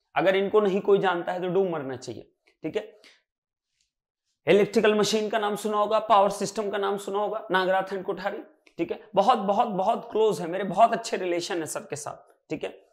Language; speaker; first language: Hindi; native; Hindi